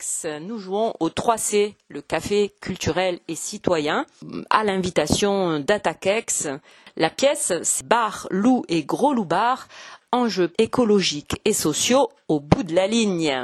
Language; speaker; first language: French; native; French